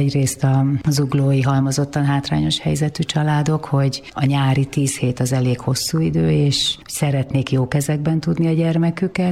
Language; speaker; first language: Hungarian; native; Hungarian